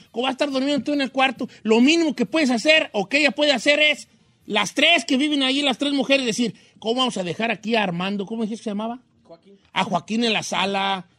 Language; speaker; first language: Spanish; native; Spanish